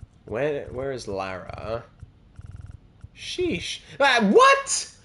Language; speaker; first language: English; native; English